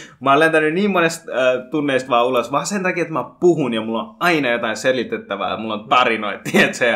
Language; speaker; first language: Finnish; early bilingual, other home language; Bangla